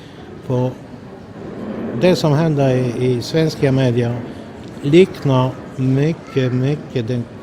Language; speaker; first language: Swedish; non-native, fluent; Polish